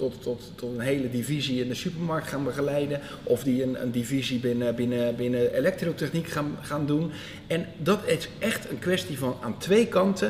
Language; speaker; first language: Dutch; native; Dutch